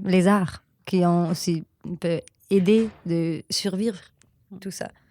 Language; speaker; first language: French; non-native, learner; German